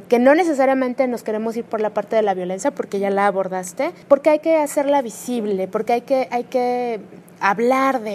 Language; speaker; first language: Spanish; native; Spanish